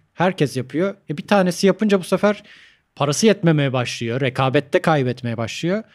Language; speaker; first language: Turkish; native; Turkish